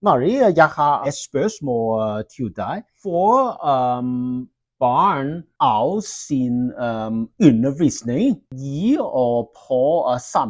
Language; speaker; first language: Norwegian; non-native, learner; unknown